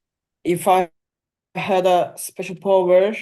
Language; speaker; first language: English; non-native, learner; Turkish